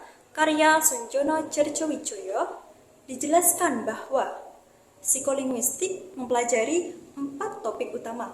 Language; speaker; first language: Indonesian; native; Indonesian